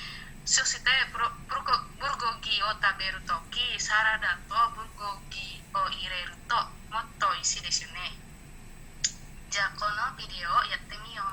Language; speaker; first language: Japanese; non-native, learner; Indonesian